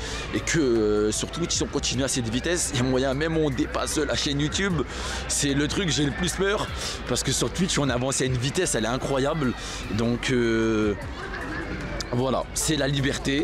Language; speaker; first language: French; native; French